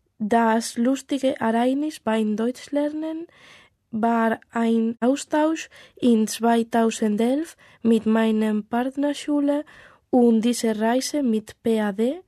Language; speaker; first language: German; non-native, learner; Spanish